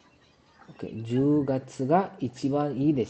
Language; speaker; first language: Japanese; non-native, fluent; Kannada